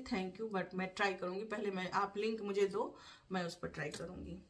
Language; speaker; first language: Hindi; native; Hindi